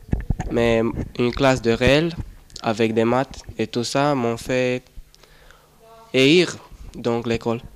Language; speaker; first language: French; non-native, fluent; Romanian